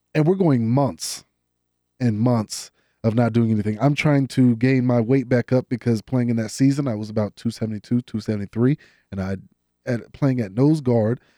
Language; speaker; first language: English; native; English